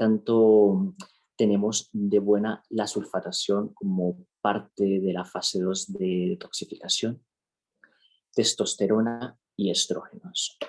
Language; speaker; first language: Spanish; native; Spanish